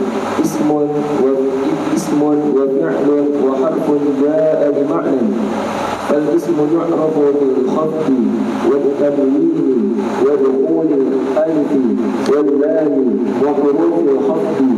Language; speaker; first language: Arabic; non-native, learner; Indonesian